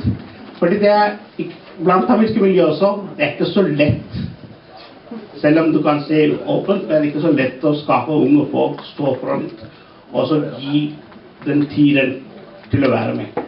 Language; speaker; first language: Norwegian; non-native, fluent; Tamil